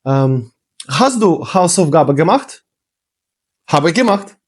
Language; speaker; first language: German; non-native, fluent; Ukrainian